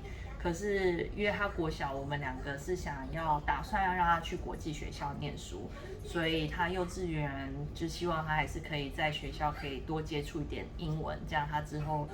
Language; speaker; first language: Chinese; non-native, local second language; Korean